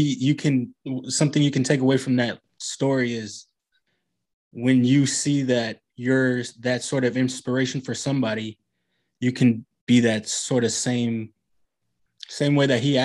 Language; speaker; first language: English; native; English